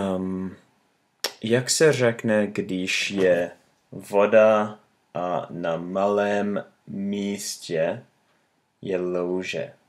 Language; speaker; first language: Czech; non-native, learner; English